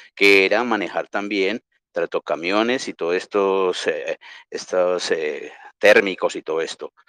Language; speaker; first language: Spanish; native; Spanish